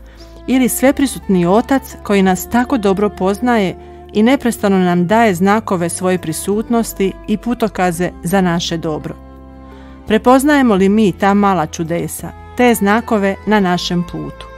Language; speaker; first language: Croatian; native; Croatian